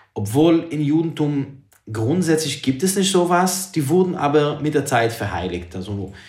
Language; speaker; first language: German; non-native, fluent; English